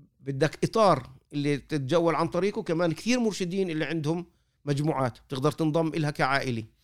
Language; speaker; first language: Arabic; native; Arabic